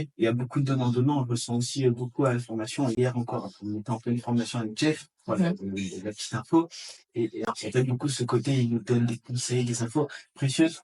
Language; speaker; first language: French; native; French